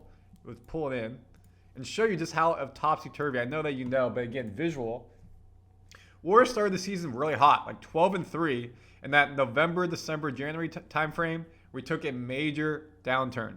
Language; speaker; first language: English; native; English